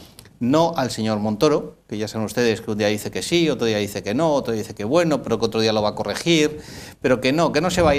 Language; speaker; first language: Spanish; native; Spanish